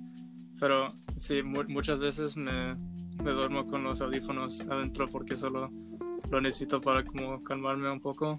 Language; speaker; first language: Spanish; non-native, learner; English